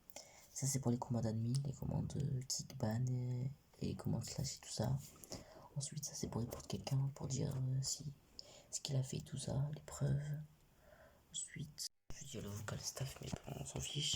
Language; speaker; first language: French; native; French